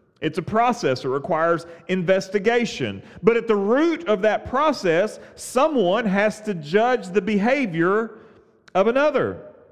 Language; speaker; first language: English; native; English